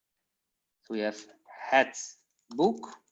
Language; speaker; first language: Dutch; non-native, fluent; Polish